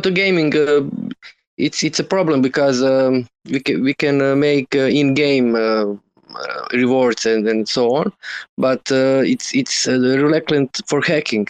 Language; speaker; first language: English; non-native, learner; Croatian